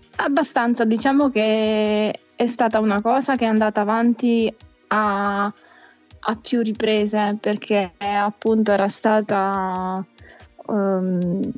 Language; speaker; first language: Italian; non-native, fluent; Croatian